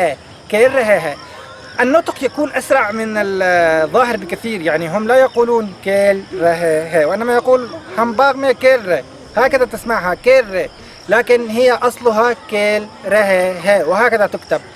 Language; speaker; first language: Arabic; native; Arabic